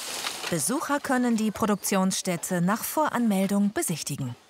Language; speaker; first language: German; native; German